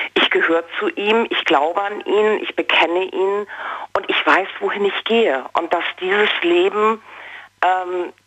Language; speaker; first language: German; native; German